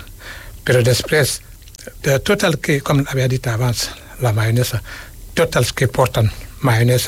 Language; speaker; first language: Catalan; non-native, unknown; Wolof